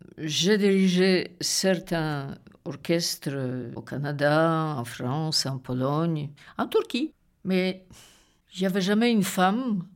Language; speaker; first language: French; non-native, fluent; Polish